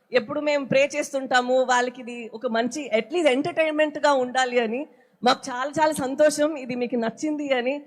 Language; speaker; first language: Telugu; non-native, fluent; Badaga